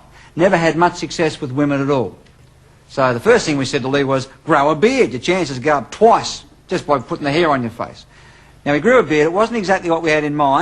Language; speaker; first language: English; native; English